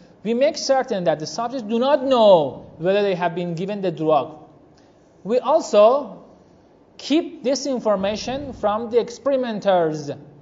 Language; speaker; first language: English; non-native, fluent; Persian